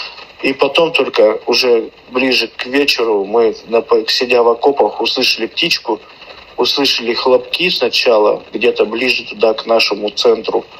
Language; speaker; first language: Russian; native; Russian